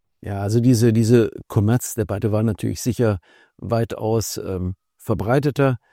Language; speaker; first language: German; native; German